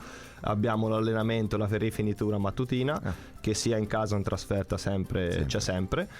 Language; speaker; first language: Italian; native; Italian